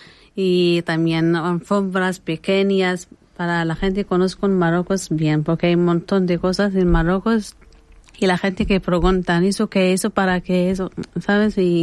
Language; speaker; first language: Spanish; non-native, learner; Arabic